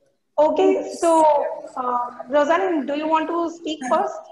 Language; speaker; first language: English; non-native, local second language; Hindi